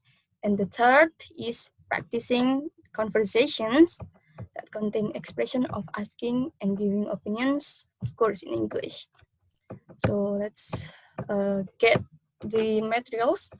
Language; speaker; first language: English; non-native, learner; Indonesian